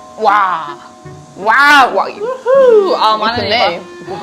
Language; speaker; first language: Korean; non-native, fluent; German